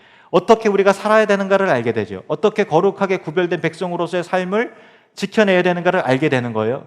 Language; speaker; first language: Korean; native; Korean